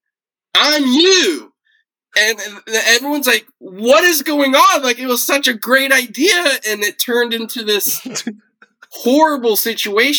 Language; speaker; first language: English; native; English